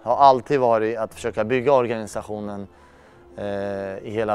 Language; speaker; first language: Swedish; early bilingual, other home language; Turoyo